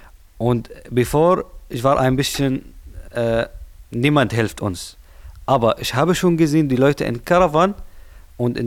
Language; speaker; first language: German; non-native, learner; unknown